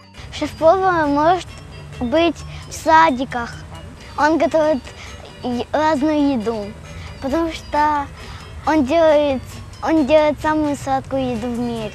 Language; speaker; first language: Russian; non-native, local second language; Ukrainian